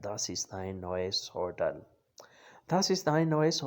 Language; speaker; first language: German; non-native, learner; Urdu